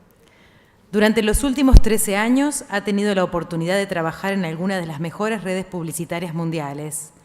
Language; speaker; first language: Spanish; native; Spanish